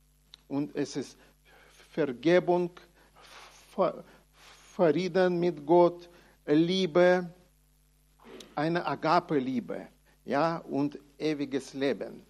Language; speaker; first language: German; non-native, fluent; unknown